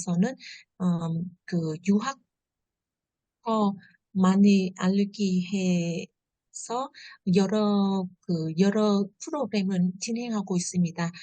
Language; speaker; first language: Korean; non-native, fluent; Vietnamese